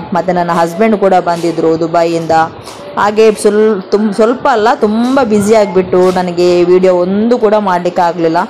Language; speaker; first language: Kannada; non-native, local second language; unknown